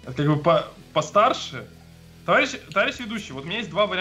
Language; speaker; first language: Russian; native; Russian